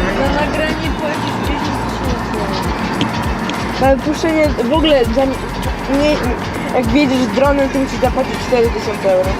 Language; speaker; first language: Polish; early bilingual, heritage; Polish